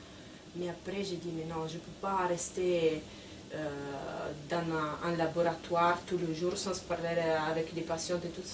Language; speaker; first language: French; non-native, fluent; Italian